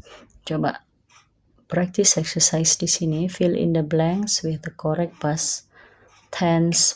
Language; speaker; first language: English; non-native, fluent; Indonesian